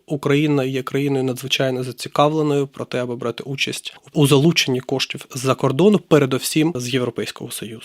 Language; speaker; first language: Ukrainian; native; Ukrainian